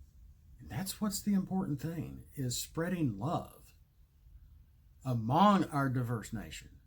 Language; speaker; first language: English; native; English